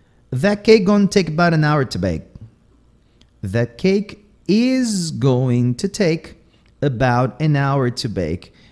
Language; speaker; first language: English; non-native, fluent; Portuguese